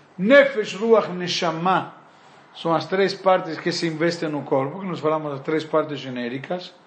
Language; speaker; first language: Portuguese; non-native, fluent; Spanish